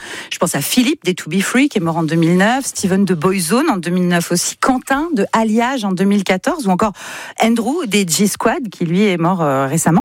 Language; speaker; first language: French; native; French